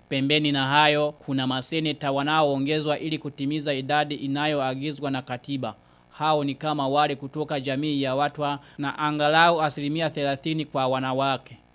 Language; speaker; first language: Swahili; non-native, local second language; Rundi